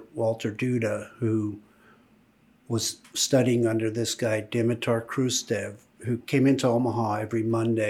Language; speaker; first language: English; native; English